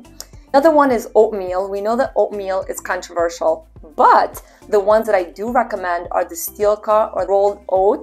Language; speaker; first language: English; native; English